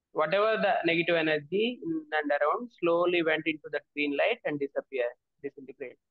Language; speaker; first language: English; non-native, local second language; Telugu